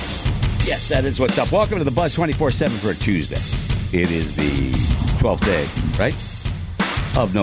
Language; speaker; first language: English; native; English